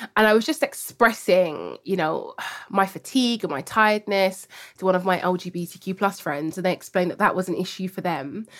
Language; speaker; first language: English; native; English